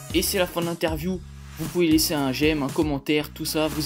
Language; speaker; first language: French; native; French